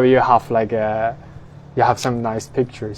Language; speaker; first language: English; non-native, fluent; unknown